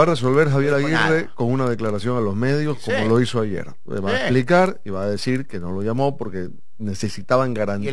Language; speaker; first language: Spanish; native; Spanish